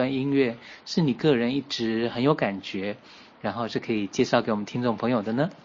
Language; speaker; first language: Chinese; native; Chinese